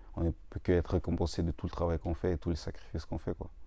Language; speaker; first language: French; native; French